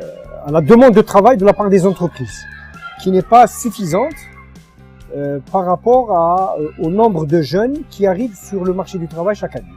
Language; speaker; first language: French; non-native, local second language; Arabic